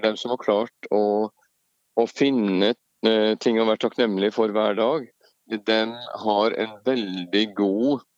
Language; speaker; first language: Norwegian; native; Norwegian